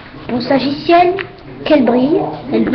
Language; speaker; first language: French; native; French